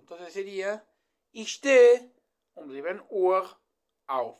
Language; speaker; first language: German; non-native, fluent; Spanish